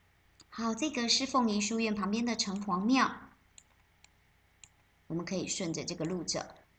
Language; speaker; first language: Chinese; native; Chinese